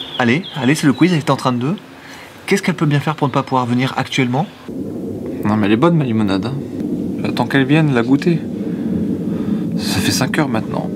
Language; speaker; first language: French; native; French